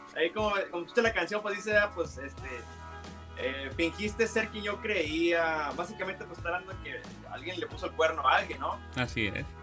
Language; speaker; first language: Spanish; early bilingual, heritage; Spanish